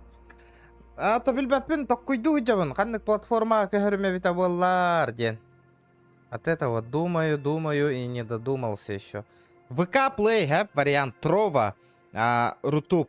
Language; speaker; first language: Russian; native; Russian